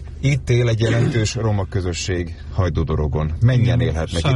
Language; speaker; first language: Hungarian; native; Hungarian